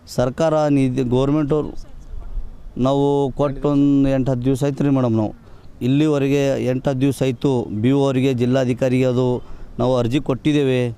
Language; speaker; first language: Kannada; native; Kannada